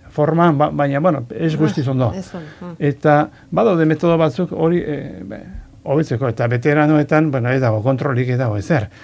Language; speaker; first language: Basque; non-native, local second language; Spanish